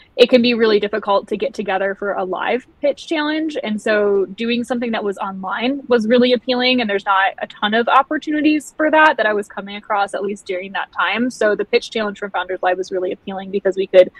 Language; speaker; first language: English; native; English